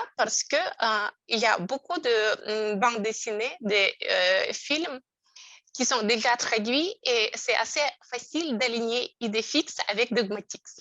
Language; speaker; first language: French; non-native, fluent; Russian